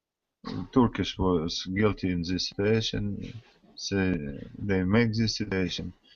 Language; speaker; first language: English; non-native, learner; Russian